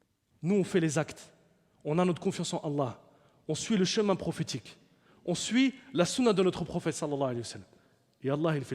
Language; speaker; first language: French; native; French